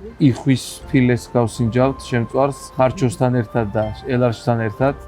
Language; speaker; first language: Georgian; native; Georgian